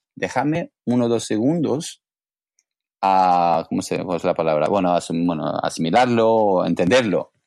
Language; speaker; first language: Spanish; non-native, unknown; English